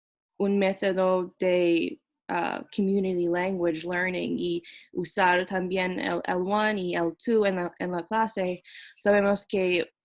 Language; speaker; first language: Spanish; non-native, fluent; English